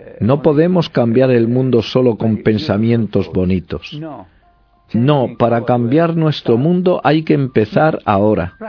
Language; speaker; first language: Spanish; non-native, fluent; Arabic